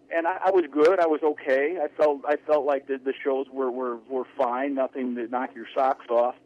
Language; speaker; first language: English; native; English